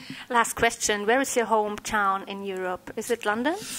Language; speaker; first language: English; non-native, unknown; German